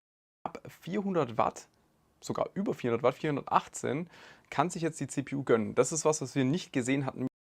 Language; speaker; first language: German; native; German